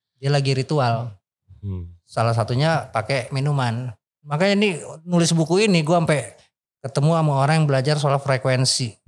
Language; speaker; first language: Indonesian; native; Indonesian